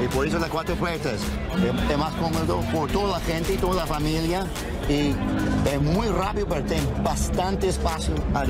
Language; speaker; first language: Spanish; non-native, fluent; English